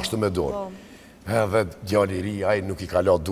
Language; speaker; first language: Albanian; native; Albanian